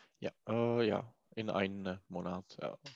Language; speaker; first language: German; non-native, learner; Czech